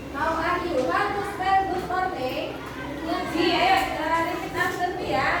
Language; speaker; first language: English; non-native, learner; Indonesian